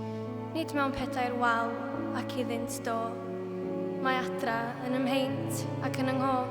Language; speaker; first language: Welsh; native; Welsh